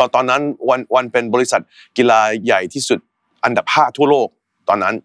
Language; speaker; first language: Thai; native; Thai